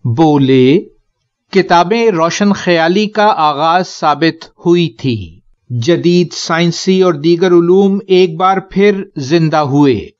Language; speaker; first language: Urdu; native; Urdu